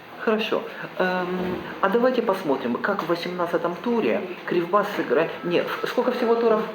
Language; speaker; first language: Russian; native; Russian